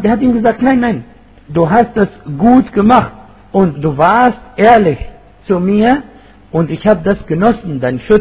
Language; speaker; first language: German; non-native, fluent; Arabic